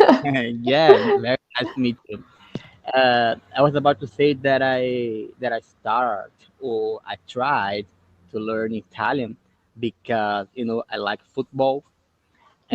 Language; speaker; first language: English; non-native, fluent; Portuguese